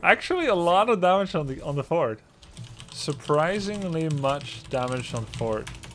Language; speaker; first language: English; non-native, fluent; Dutch